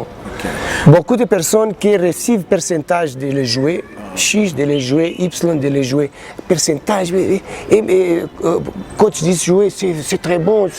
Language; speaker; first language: French; non-native, learner; Portuguese